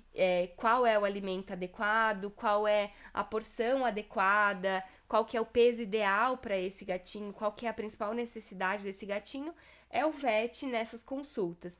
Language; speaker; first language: Portuguese; native; Portuguese